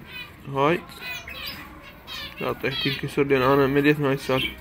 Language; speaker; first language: Arabic; native; Arabic